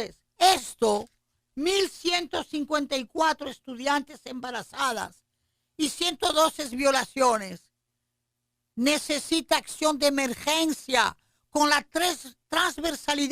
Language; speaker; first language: Spanish; native; Spanish